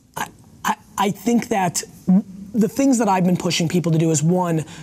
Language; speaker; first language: English; early bilingual, other home language; Russian